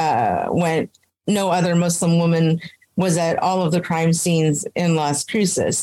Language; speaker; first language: English; native; English